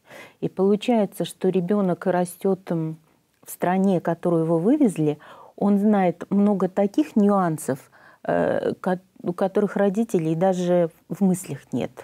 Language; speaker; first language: Russian; native; Russian